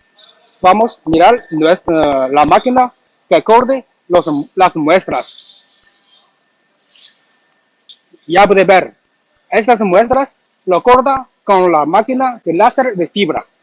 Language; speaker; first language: Spanish; non-native, learner; Chinese